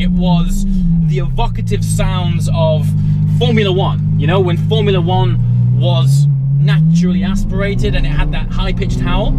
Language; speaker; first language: English; native; English